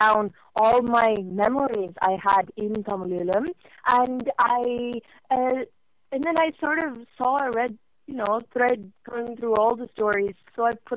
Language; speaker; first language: English; non-native, fluent; Norwegian